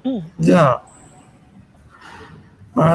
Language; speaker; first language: English; non-native, learner; Spanish